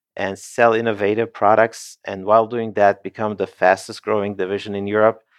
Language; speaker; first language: English; non-native, fluent; Turkish